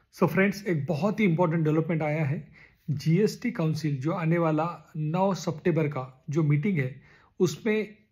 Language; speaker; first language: Hindi; non-native, local second language; Marathi